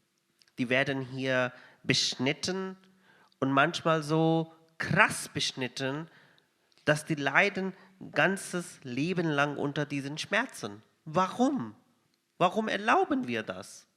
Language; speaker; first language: German; non-native, fluent; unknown